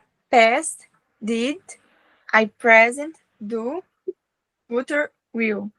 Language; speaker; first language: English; non-native, learner; Portuguese